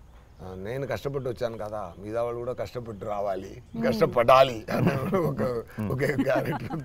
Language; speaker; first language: Telugu; non-native, local second language; Tamil